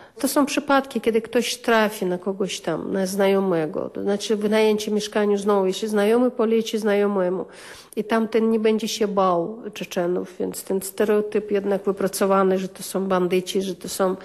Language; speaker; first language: Polish; non-native, fluent; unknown